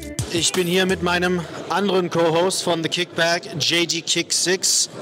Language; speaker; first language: German; native; German